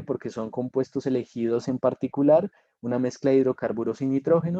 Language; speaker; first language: Spanish; native; Spanish